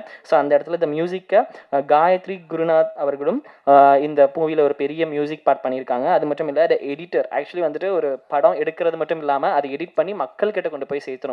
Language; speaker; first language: Tamil; native; Tamil